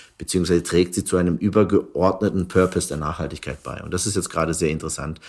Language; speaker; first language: German; early bilingual, other home language; Turkish